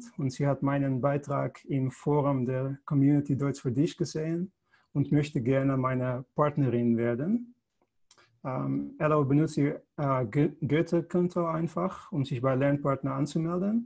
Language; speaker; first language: German; non-native, fluent; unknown